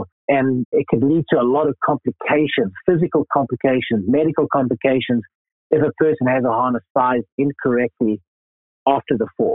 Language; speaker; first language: English; native; English